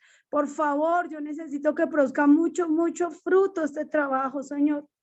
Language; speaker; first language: Spanish; native; Spanish